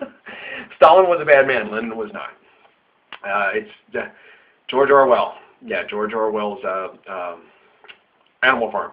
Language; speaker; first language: English; native; English